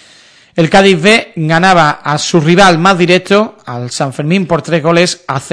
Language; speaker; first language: Spanish; native; Spanish